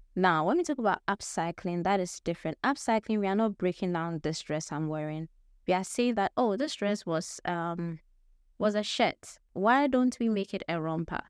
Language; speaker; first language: English; non-native, local second language; Akan